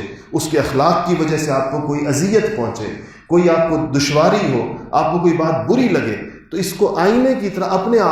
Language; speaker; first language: Urdu; native; Urdu